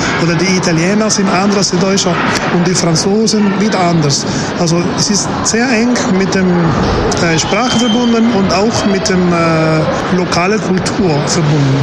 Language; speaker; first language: German; non-native, fluent; Spanish